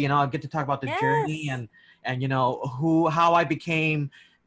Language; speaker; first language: English; native; English